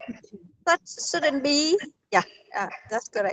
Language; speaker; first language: English; non-native, learner; Vietnamese